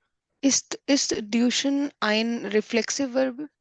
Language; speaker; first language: German; non-native, learner; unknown